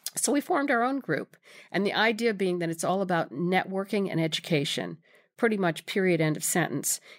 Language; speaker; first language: English; native; English